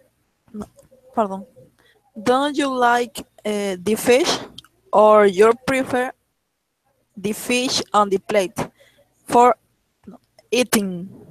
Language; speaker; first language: English; non-native, learner; Spanish